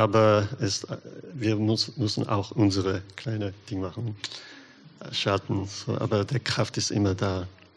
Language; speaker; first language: German; non-native, learner; English